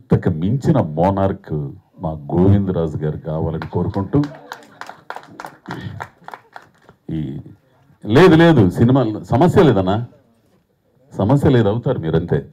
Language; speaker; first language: Telugu; native; Telugu